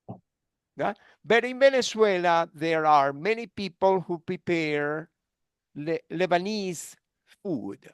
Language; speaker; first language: English; non-native, fluent; Spanish